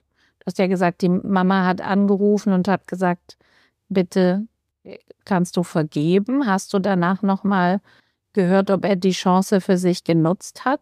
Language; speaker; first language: German; native; German